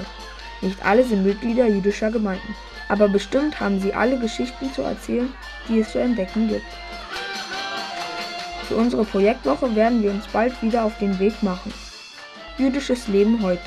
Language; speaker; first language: German; native; German